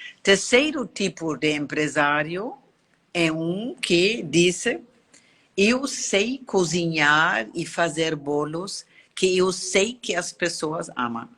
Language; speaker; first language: Portuguese; non-native, learner; German